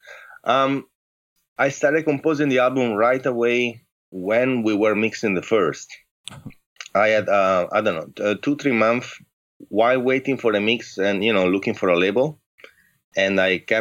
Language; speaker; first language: English; non-native, fluent; Italian